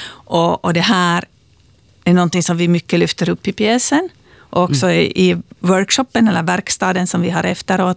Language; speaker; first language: Swedish; native; Swedish